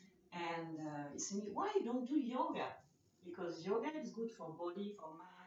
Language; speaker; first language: English; non-native, learner; French